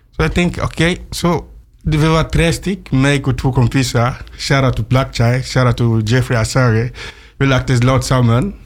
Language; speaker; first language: Norwegian; non-native, fluent; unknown